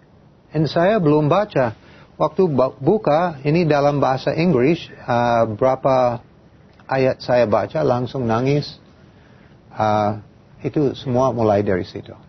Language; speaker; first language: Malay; non-native, fluent; English